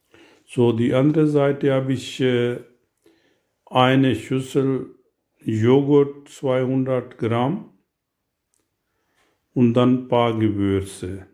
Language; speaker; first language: German; non-native, learner; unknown